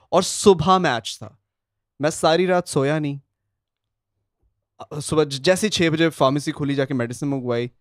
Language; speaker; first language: Urdu; native; Urdu